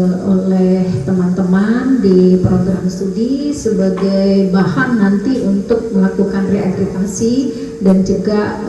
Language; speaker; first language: Indonesian; native; Indonesian